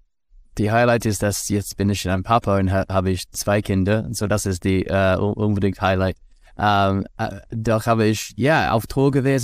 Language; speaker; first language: German; non-native, learner; English